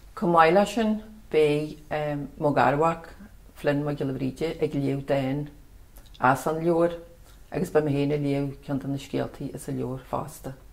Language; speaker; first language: Irish; native; Irish